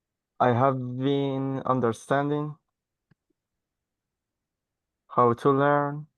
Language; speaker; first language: English; non-native, learner; Spanish